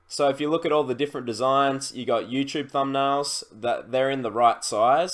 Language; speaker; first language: English; native; English